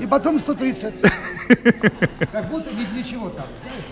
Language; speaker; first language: Russian; non-native, local second language; Armenian